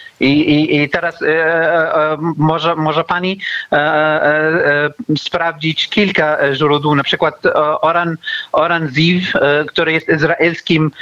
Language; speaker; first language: Polish; non-native, learner; Arabic